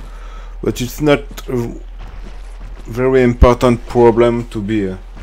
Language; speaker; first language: English; non-native, learner; French